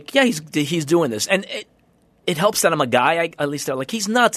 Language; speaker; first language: English; native; English